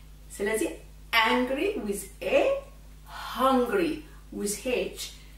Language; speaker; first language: English; non-native, fluent; Amharic